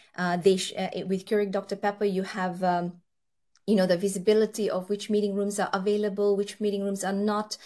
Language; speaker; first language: English; early bilingual, other home language; Nepali